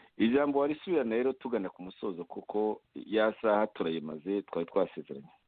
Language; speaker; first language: Kinyarwanda; native; Kinyarwanda